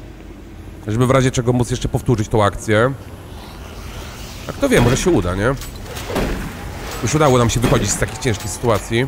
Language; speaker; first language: Polish; native; Polish